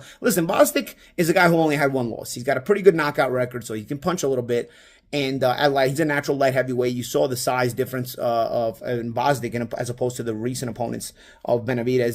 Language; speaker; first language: English; native; English